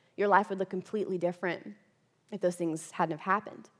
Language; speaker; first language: English; native; English